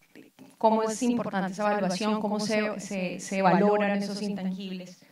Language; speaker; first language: Spanish; native; Spanish